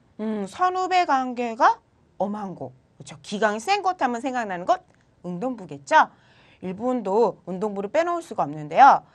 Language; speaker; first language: Korean; native; Korean